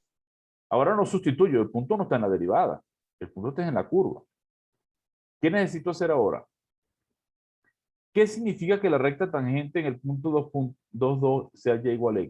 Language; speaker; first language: Spanish; native; Spanish